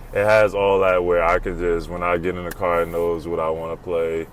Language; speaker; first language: English; native; English